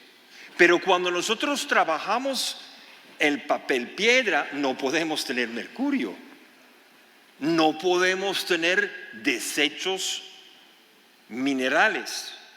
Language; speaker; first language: Spanish; non-native, fluent; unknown